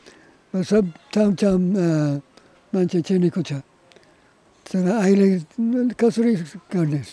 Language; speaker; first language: Nepali; non-native, learner; English